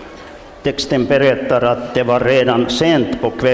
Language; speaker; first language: Swedish; non-native, local second language; Finnish